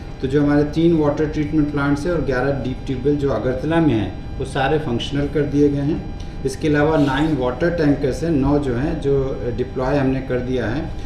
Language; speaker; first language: Hindi; native; Hindi